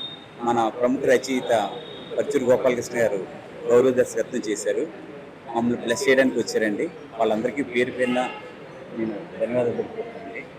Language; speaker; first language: Telugu; native; Telugu